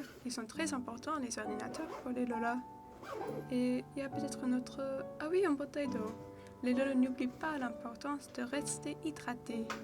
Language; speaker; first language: French; non-native, learner; English